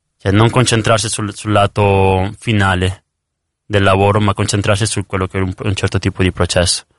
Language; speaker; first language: Italian; early bilingual, other home language; Spanish